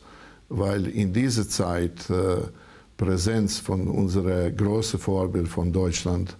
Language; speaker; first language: German; non-native, learner; Croatian